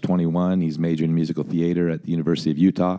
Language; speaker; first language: English; native; English